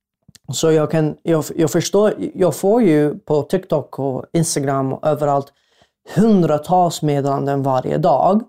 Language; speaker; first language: Swedish; non-native, fluent; Arabic